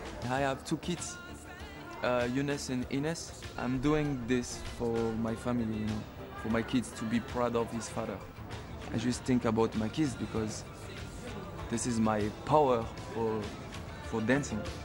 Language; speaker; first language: English; non-native, learner; Arabic